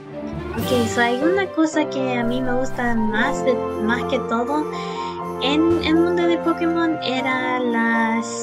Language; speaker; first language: Spanish; early bilingual, heritage; Spanish